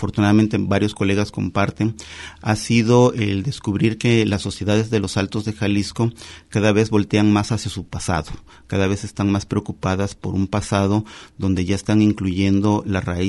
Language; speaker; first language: Spanish; native; Spanish